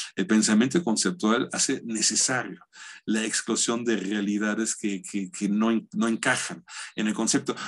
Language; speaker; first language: Spanish; non-native, fluent; German